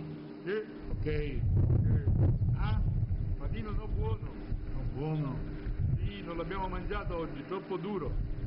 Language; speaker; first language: Italian; non-native, learner; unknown